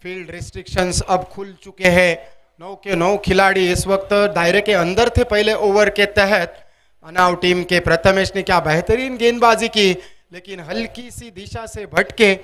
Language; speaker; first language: Hindi; non-native, local second language; Marathi